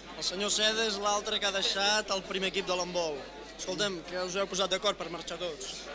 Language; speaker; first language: Catalan; native; Catalan